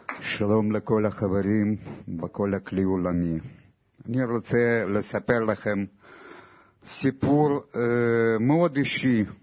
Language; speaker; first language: Hebrew; non-native, fluent; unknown